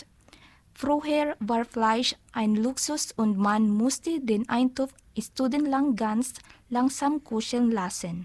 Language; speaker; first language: German; non-native, learner; Filipino